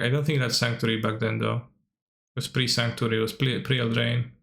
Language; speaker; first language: English; non-native, fluent; Polish